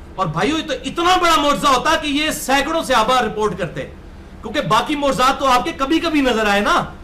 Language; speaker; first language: Urdu; non-native, local second language; Punjabi